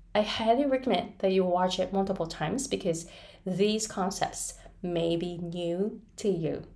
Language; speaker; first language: English; non-native, fluent; Japanese